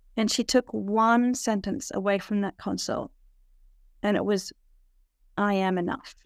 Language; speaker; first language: English; native; English